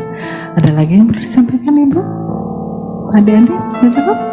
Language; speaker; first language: Indonesian; native; Indonesian